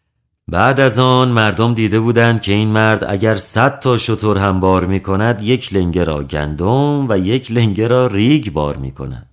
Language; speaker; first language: Persian; native; Persian